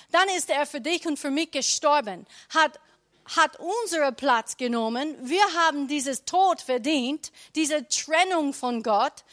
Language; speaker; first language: German; non-native, learner; English